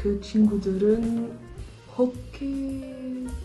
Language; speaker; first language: Korean; non-native, learner; French